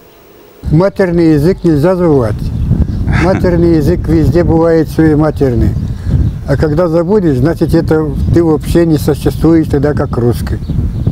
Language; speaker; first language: Russian; early bilingual, heritage; Russian